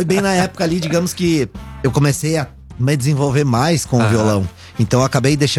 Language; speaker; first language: Portuguese; native; Portuguese